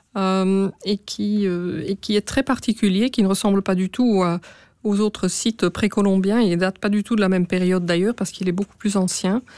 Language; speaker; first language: French; native; French